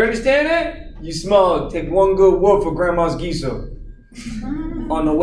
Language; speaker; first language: English; native; English